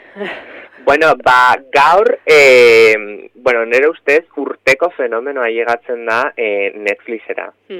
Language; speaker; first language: Basque; native; Basque